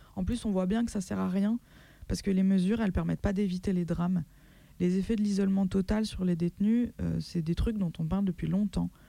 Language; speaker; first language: French; native; French